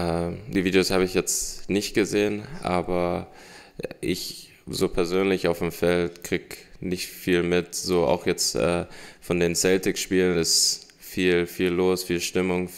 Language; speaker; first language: German; early bilingual, heritage; German